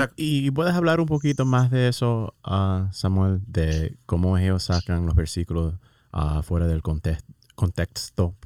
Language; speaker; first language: Spanish; early bilingual, heritage; Spanish